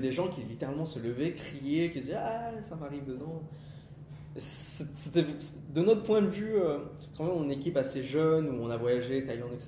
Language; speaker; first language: French; native; French